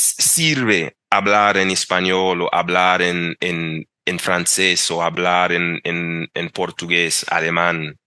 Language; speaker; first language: Spanish; non-native, fluent; English